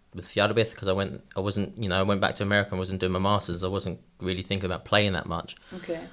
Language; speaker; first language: English; native; English